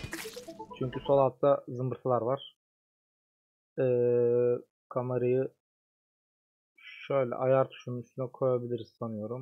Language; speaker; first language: Turkish; native; Turkish